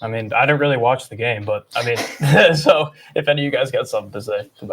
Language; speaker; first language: English; native; English